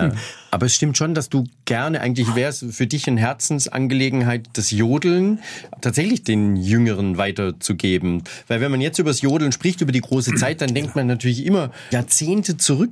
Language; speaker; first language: German; native; German